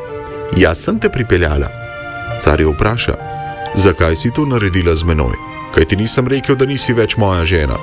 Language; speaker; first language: Slovenian; native; Slovenian